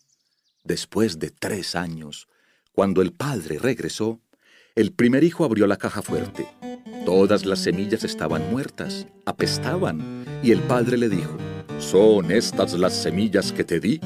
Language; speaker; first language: Spanish; native; Spanish